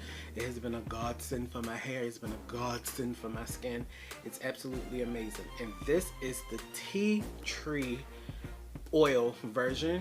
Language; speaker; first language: English; native; English